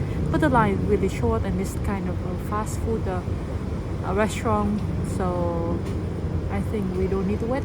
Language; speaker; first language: English; non-native, fluent; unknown